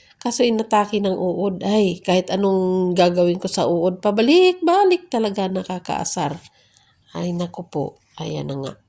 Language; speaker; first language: Filipino; native; Filipino